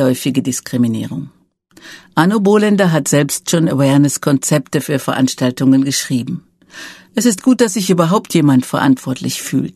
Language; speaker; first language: German; native; German